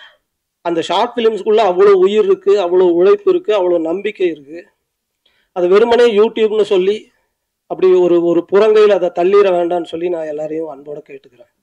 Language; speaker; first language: Tamil; native; Tamil